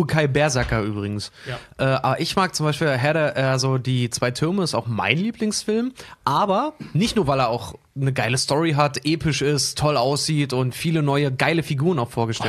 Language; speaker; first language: German; native; German